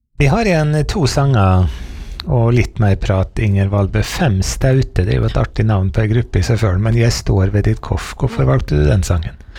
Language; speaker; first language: Norwegian; native; Norwegian